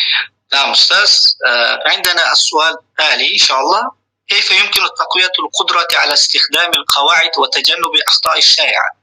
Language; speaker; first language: Arabic; non-native, fluent; Uzbek